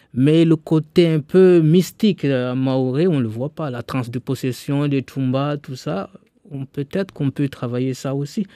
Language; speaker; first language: French; non-native, local second language; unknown